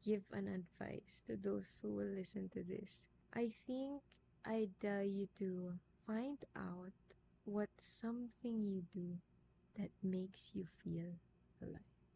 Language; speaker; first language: English; non-native, local second language; Filipino